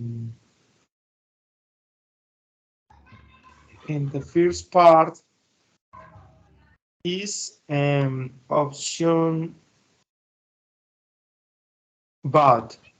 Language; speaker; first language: English; non-native, learner; Spanish